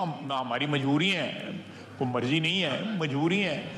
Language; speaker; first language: Urdu; native; Urdu